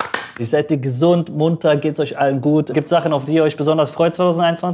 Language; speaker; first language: German; early bilingual, other home language; Persian